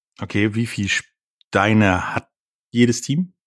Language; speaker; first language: German; native; German